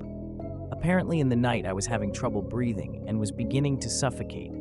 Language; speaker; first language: English; native; English